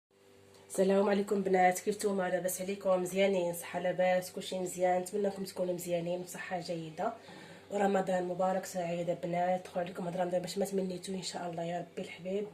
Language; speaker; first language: Arabic; native; Arabic